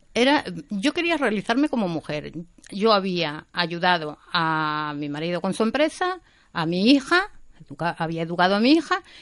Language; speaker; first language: Spanish; native; Spanish